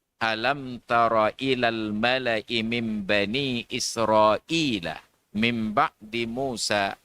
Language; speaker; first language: Malay; non-native, local second language; Achinese